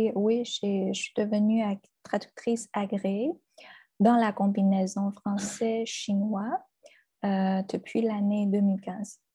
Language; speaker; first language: French; non-native, fluent; Chinese